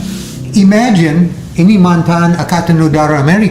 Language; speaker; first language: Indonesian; non-native, fluent; English